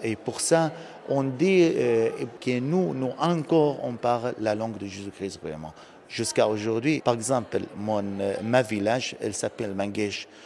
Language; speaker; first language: French; non-native, learner; Aramaic